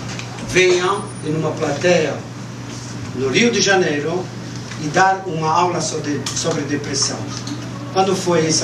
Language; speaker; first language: Portuguese; non-native, fluent; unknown